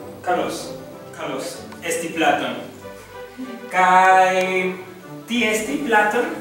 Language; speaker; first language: Greek; non-native, fluent; Spanish